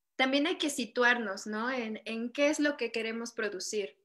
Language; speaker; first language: Spanish; native; Spanish